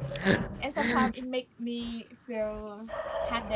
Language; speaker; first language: English; non-native, learner; Vietnamese